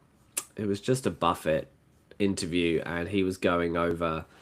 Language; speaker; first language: English; native; English